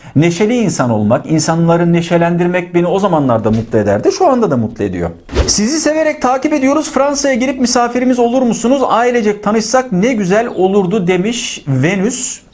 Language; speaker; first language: Turkish; native; Turkish